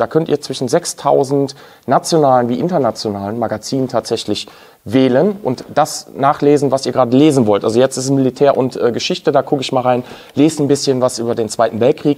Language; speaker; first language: German; native; German